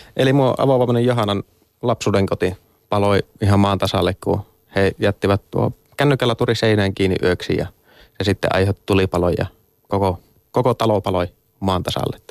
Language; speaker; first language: Finnish; native; Finnish